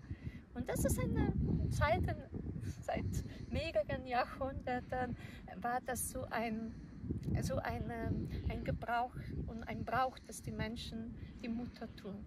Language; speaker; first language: German; non-native, fluent; Polish